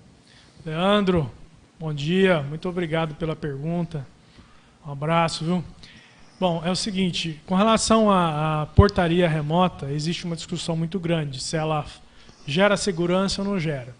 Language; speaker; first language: Portuguese; native; Portuguese